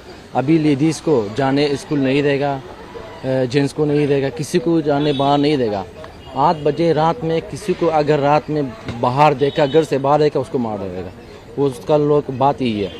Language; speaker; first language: Hindi; non-native, learner; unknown